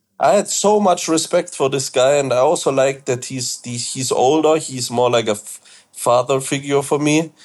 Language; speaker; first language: English; non-native, fluent; German